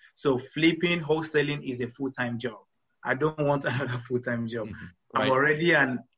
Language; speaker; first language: English; non-native, local second language; Yoruba